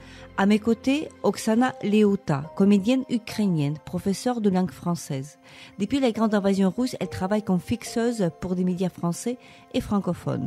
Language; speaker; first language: French; non-native, fluent; Ukrainian